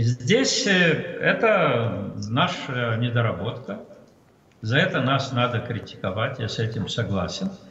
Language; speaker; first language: Russian; non-native, local second language; Romanian